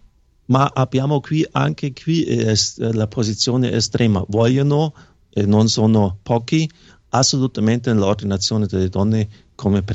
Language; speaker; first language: Italian; non-native, fluent; German